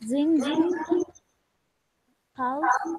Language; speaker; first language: German; non-native, learner; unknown